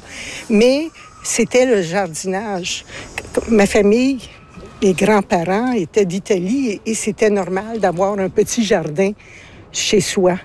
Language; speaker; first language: French; native; French